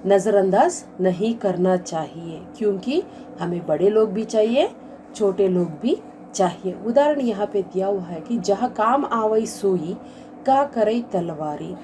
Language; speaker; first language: Hindi; non-native, local second language; Kannada